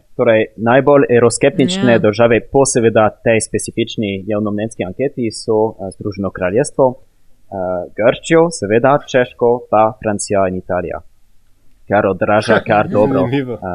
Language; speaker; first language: Slovenian; non-native, fluent; French